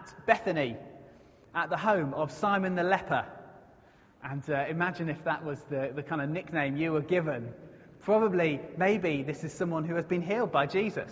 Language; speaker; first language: English; native; English